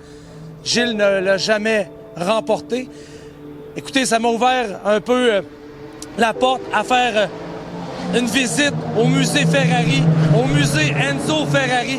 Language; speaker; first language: French; native; French